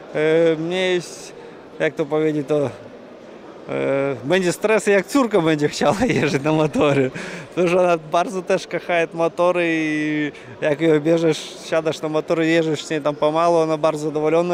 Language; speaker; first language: Polish; non-native, learner; Russian